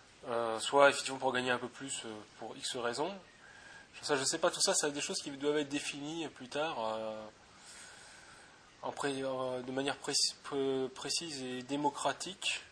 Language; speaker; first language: French; native; French